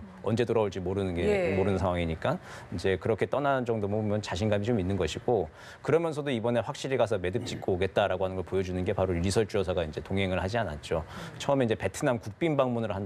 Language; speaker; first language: Korean; native; Korean